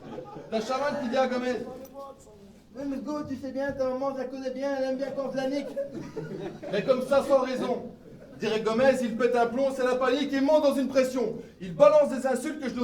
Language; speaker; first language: French; native; French